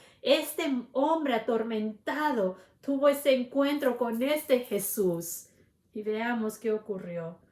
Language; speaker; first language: Spanish; native; Spanish